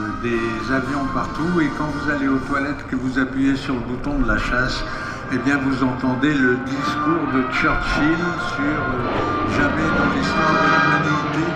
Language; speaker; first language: French; native; French